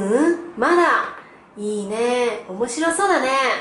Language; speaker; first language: Japanese; non-native, learner; Korean